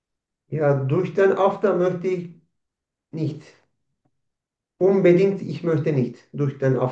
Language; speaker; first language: German; non-native, learner; Turkish